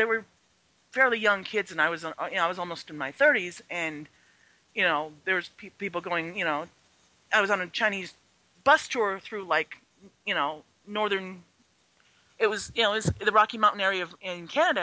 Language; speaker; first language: English; early bilingual, other home language; Chinese